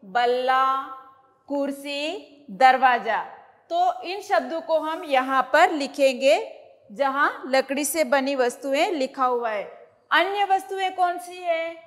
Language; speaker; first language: Hindi; native; Hindi